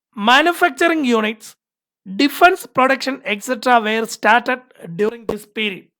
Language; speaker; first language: English; non-native, local second language; Malayalam